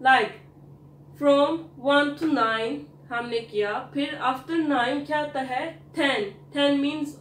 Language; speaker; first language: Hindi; non-native, fluent; Turkish